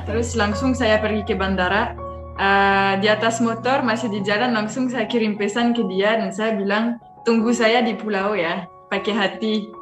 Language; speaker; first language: Indonesian; non-native, fluent; French